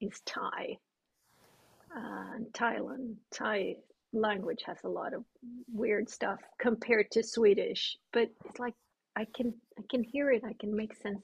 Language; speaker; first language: English; non-native, fluent; Swedish